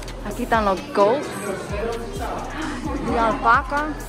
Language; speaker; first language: Spanish; early bilingual, heritage; Spanish